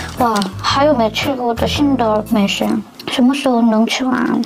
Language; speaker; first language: Chinese; non-native, learner; Korean